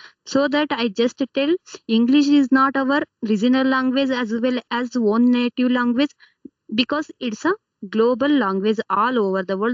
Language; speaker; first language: English; non-native, learner; Kannada